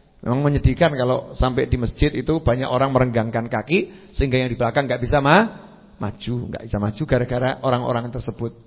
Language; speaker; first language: Indonesian; native; Indonesian